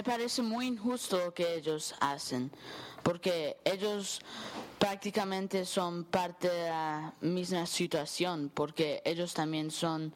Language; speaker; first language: Spanish; early bilingual, heritage; Spanish